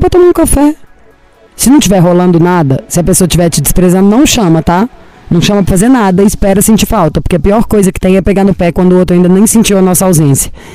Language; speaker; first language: Portuguese; native; Portuguese